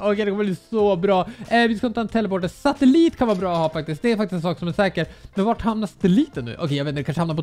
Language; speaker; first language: Swedish; native; Swedish